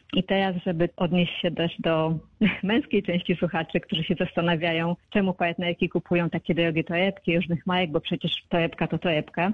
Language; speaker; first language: Polish; native; Polish